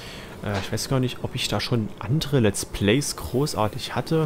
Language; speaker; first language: German; native; German